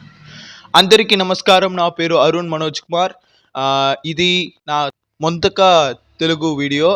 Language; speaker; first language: Telugu; non-native, learner; Tamil